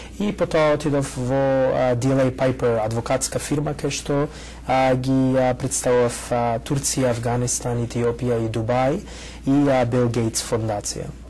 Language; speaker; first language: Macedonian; early bilingual, heritage; Macedonian